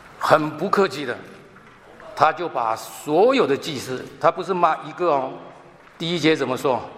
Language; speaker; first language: Chinese; non-native, local second language; Hakka Chinese